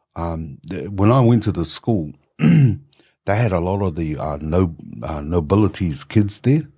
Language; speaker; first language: English; native; English